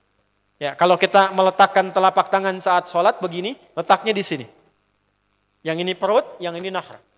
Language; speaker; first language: Indonesian; native; Indonesian